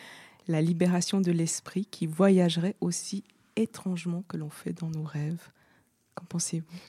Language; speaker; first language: French; native; French